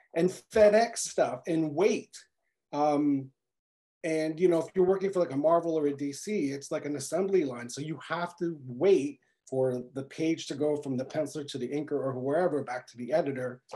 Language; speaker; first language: English; native; English